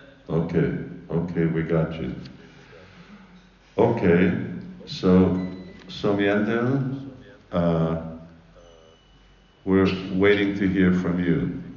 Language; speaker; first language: English; early bilingual, other home language; Hungarian